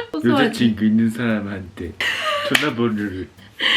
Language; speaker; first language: Korean; non-native, learner; Japanese